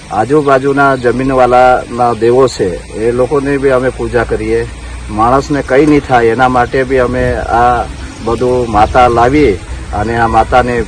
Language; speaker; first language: Gujarati; non-native, local second language; Bhili